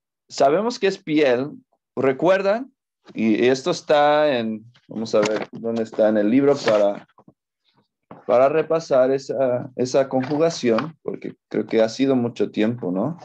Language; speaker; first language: Spanish; non-native, fluent; English